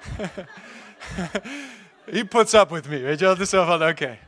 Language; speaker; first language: Dutch; native; Dutch